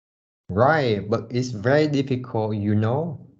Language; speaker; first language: English; non-native, learner; Vietnamese